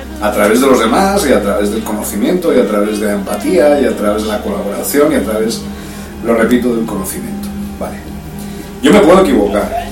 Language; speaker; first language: Spanish; native; Spanish